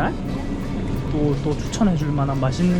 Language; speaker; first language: Korean; native; Korean